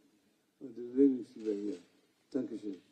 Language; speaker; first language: German; non-native, fluent; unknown